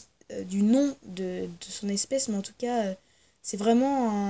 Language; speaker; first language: French; native; French